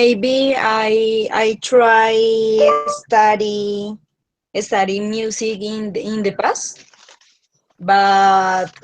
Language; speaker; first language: English; non-native, learner; Spanish